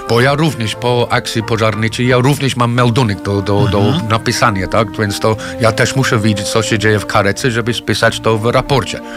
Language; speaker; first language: Polish; non-native, fluent; English